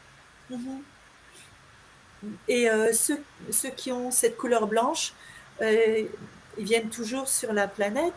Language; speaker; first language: French; native; French